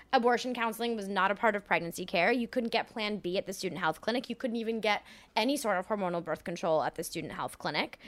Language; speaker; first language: English; early bilingual, other home language; French